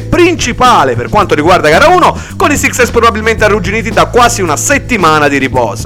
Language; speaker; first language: Italian; native; Italian